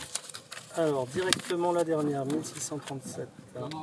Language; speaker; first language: French; native; French